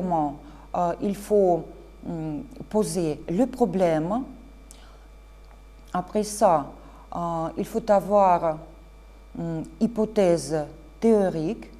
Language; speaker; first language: French; non-native, fluent; Russian